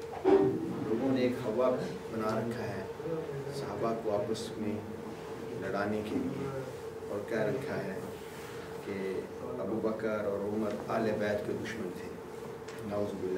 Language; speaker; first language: Urdu; native; Urdu